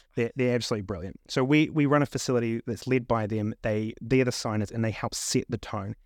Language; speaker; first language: English; native; English